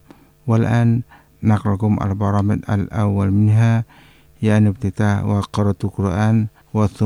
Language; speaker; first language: Arabic; non-native, fluent; Indonesian